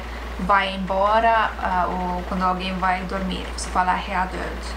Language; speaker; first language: Portuguese; non-native, fluent; Estonian